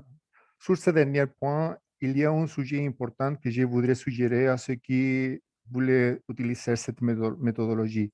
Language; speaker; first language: French; non-native, fluent; Spanish